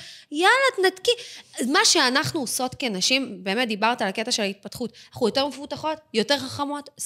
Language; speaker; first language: Hebrew; native; Hebrew